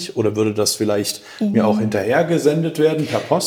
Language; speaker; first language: German; native; German